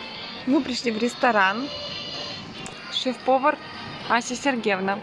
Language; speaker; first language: Russian; native; Russian